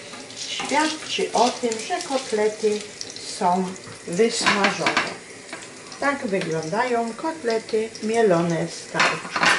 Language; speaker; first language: Polish; native; Polish